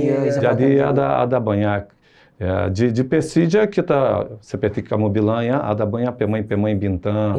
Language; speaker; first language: Indonesian; non-native, fluent; Portuguese